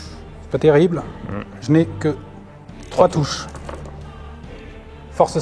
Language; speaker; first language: French; native; French